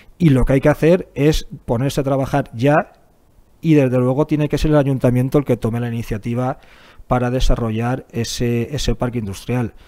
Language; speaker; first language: Spanish; native; Spanish